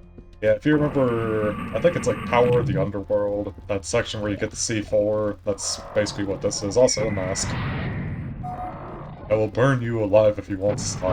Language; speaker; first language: English; native; English